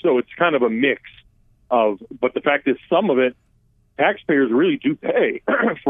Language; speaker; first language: English; early bilingual, other home language; Armenian